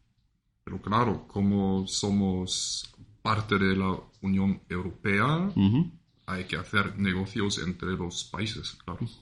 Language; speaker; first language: Spanish; non-native, fluent; German